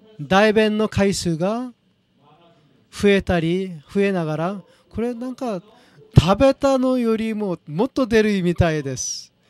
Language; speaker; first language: Japanese; non-native, fluent; Korean